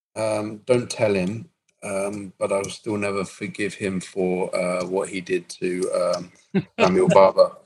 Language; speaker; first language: English; native; English